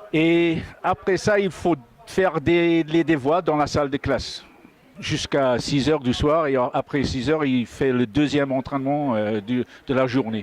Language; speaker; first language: French; non-native, fluent; English